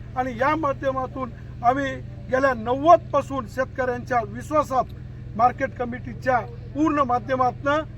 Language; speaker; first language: Marathi; native; Marathi